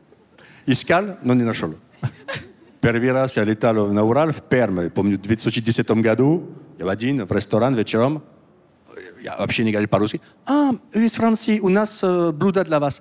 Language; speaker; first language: Russian; non-native, learner; French